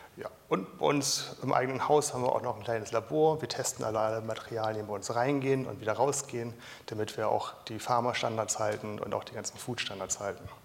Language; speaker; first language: German; native; German